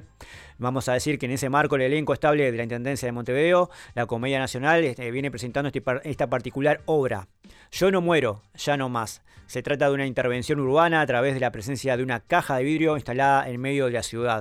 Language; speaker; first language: Spanish; native; Spanish